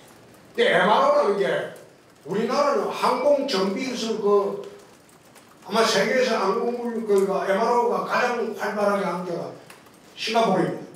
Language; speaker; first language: Korean; native; Korean